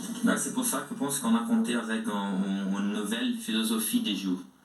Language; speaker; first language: French; non-native, learner; Portuguese